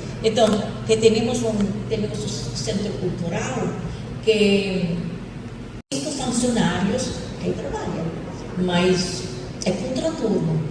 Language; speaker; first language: Portuguese; non-native, fluent; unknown